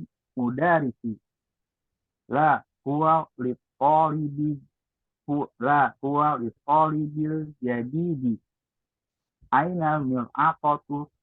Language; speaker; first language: Arabic; non-native, learner; Indonesian